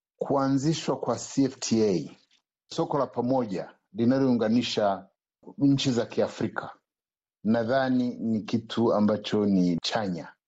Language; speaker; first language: Swahili; non-native, local second language; Kinyarwanda